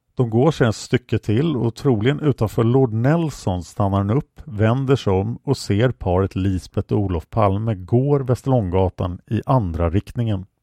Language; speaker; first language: Swedish; native; Swedish